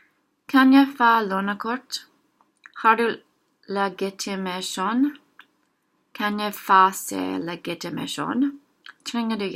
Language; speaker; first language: Norwegian; non-native, learner; English